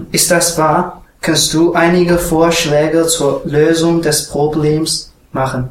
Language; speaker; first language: German; non-native, learner; Chinese